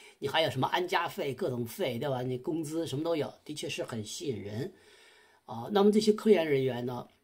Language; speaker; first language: Chinese; native; Chinese